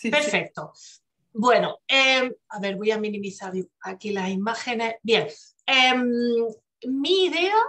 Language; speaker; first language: Spanish; native; Spanish